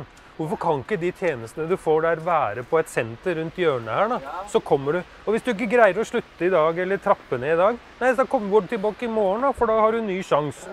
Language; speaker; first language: Norwegian; native; Norwegian